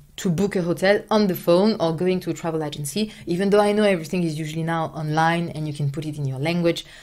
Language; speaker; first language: English; non-native, fluent; French